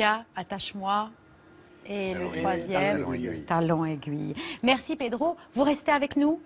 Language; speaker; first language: French; native; French